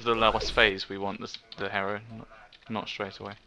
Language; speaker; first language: English; native; English